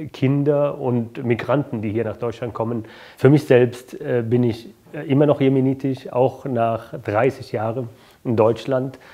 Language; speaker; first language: German; early bilingual, other home language; Arabic